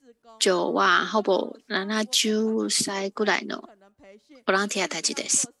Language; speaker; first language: Japanese; non-native, fluent; Chinese